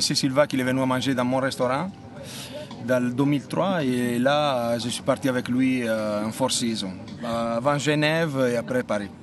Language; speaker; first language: French; non-native, fluent; Italian